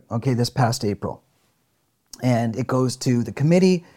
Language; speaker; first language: English; native; English